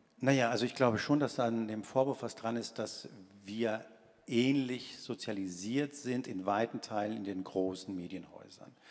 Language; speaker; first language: German; early bilingual, other home language; Spanish